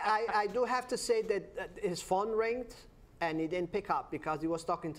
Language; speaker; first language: English; non-native, fluent; Portuguese